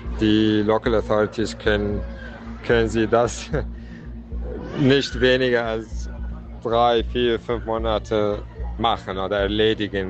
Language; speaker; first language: German; non-native, fluent; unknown